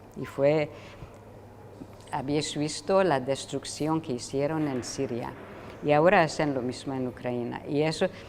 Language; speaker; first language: Spanish; non-native, fluent; Hungarian